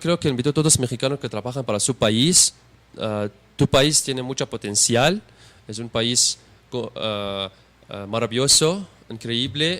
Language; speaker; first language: Spanish; non-native, learner; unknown